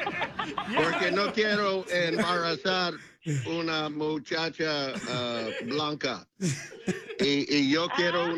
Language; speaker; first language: Spanish; non-native, learner; English